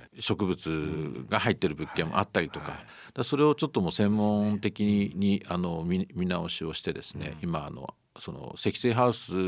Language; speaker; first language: Japanese; native; Japanese